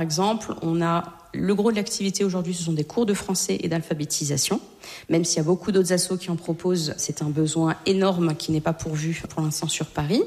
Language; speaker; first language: French; native; French